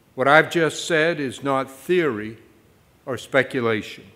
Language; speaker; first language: English; native; English